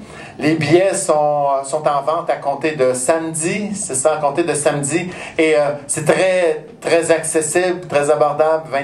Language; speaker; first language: French; native; French